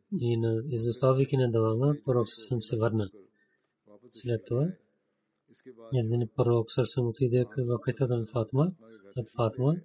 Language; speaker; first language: Bulgarian; non-native, learner; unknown